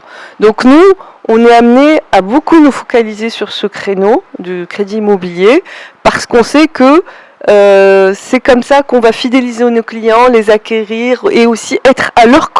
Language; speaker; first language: French; non-native, local second language; Arabic